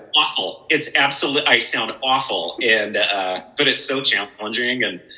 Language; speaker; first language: English; native; English